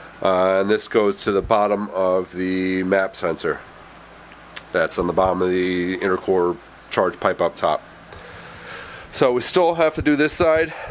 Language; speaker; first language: English; native; English